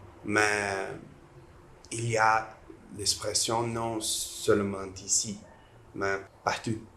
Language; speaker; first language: French; non-native, learner; Portuguese